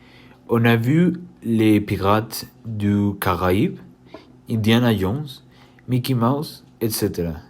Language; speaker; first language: French; non-native, learner; Spanish